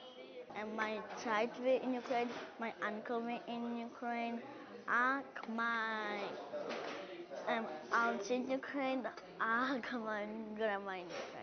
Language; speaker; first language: Welsh; early bilingual, other home language; Ukrainian